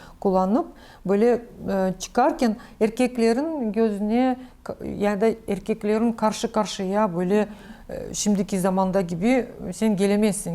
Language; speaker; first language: Turkish; non-native, learner; Crimean Tatar